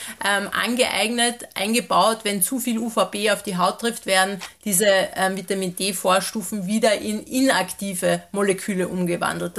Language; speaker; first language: German; native; German